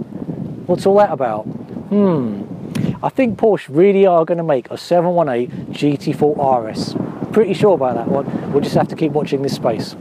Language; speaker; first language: English; native; English